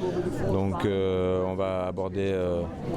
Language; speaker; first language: French; native; French